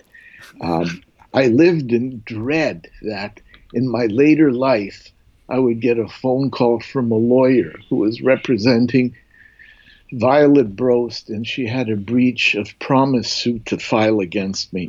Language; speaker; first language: English; native; English